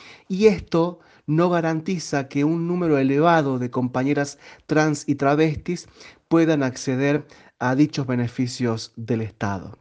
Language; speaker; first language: Spanish; native; Spanish